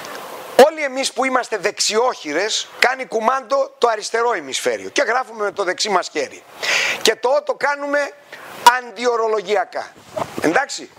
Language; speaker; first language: Greek; native; Greek